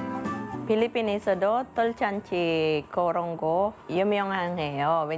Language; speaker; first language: Korean; non-native, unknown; Filipino